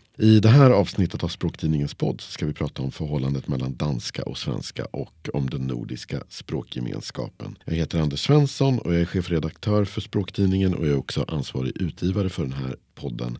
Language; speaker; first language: Swedish; native; Swedish